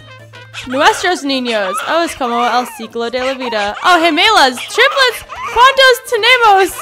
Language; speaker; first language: Spanish; non-native, learner; English